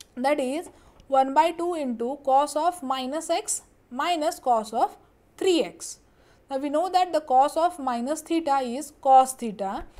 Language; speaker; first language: English; non-native, local second language; Marathi